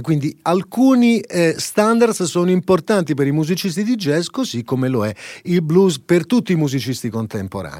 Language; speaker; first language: Italian; native; Italian